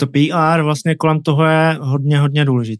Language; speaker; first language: Czech; native; Czech